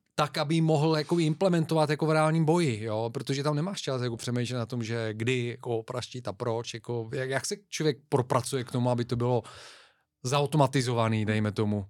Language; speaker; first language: Czech; non-native, fluent; Bulgarian